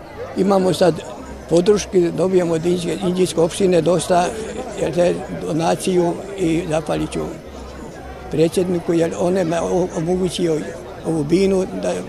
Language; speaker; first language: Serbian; non-native, local second language; Hungarian